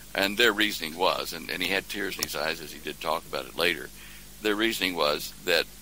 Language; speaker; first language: English; native; English